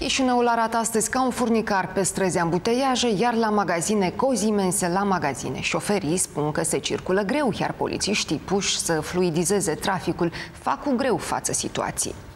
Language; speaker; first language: Romanian; native; Romanian